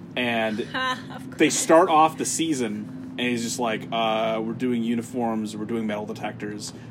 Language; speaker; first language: English; native; English